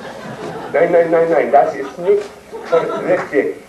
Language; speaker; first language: German; non-native, learner; English